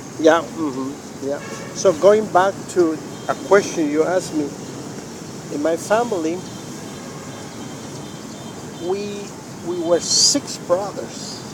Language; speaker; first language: English; non-native, fluent; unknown